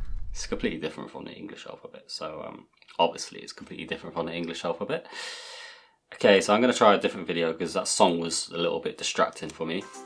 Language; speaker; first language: English; native; English